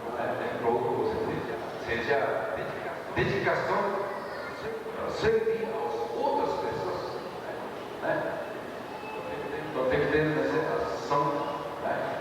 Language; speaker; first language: Portuguese; non-native, learner; Japanese